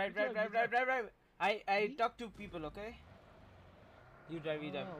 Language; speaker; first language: English; non-native, local second language; Hindi